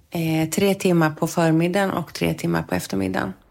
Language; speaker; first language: Swedish; native; Swedish